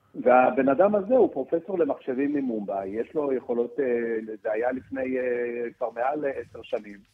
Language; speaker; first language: Hebrew; early bilingual, other home language; French